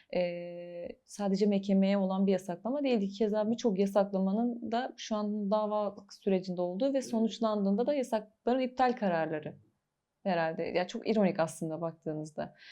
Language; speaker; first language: Turkish; native; Turkish